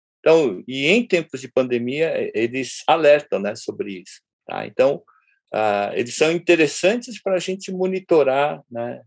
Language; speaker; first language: Portuguese; early bilingual, other home language; Japanese